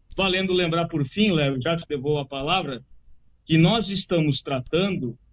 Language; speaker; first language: Portuguese; native; Portuguese